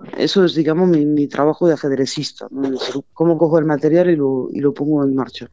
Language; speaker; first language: Spanish; non-native, fluent; French